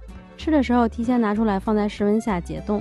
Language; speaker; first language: Chinese; native; Chinese